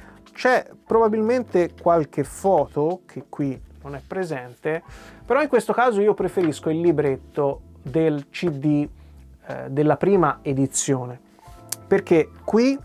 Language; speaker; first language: Italian; native; Italian